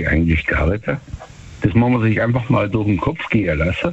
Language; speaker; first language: German; native; German